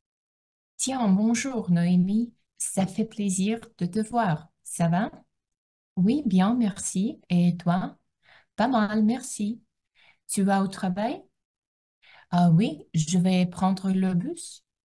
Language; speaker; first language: French; non-native, learner; Russian